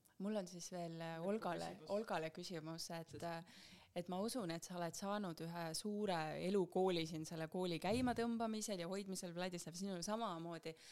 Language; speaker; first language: Estonian; native; Estonian